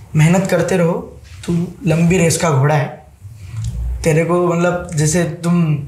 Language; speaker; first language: Hindi; non-native, local second language; Marathi